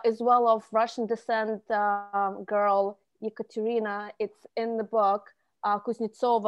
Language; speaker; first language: English; non-native, fluent; Russian